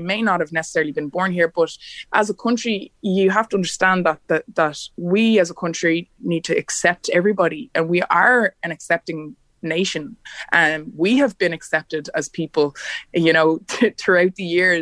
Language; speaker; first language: English; native; English